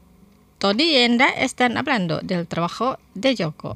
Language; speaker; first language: Spanish; non-native, fluent; Indonesian